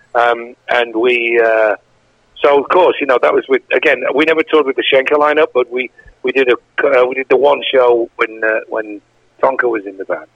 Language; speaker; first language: English; native; English